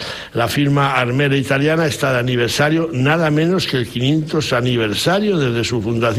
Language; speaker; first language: Spanish; native; Spanish